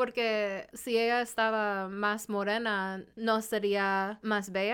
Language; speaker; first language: Spanish; early bilingual, heritage; Spanish